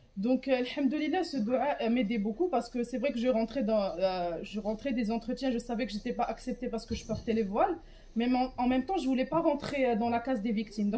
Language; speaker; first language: French; non-native, local second language; Arabic